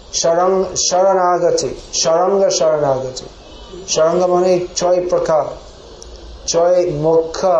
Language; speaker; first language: Bangla; non-native, fluent; English